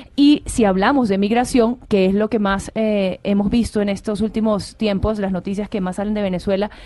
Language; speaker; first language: Spanish; native; Spanish